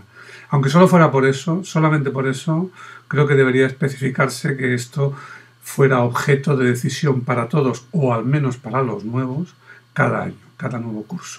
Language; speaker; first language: Spanish; native; Spanish